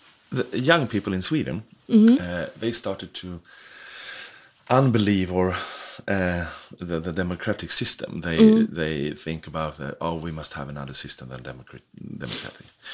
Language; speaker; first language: English; non-native, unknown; Swedish